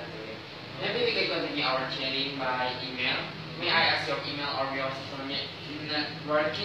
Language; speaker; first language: English; non-native, learner; Indonesian